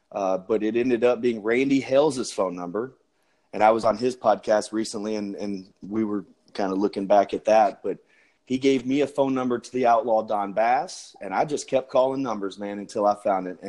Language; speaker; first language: English; native; English